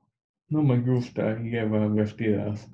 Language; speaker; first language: Spanish; non-native, learner; English